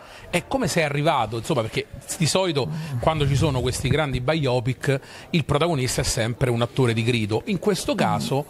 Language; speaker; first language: Italian; native; Italian